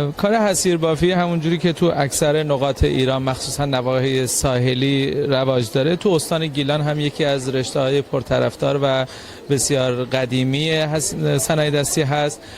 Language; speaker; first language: Persian; non-native, local second language; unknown